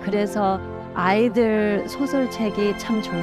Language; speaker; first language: Korean; early bilingual, heritage; Korean